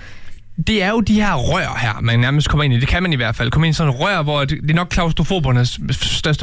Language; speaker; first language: Danish; native; Danish